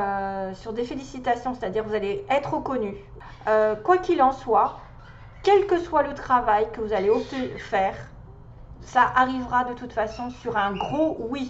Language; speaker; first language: French; native; French